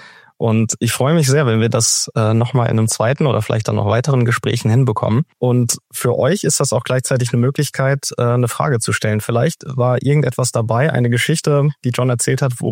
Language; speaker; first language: German; native; German